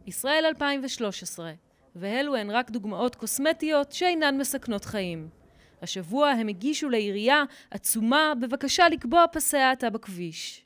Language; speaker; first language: Hebrew; native; Hebrew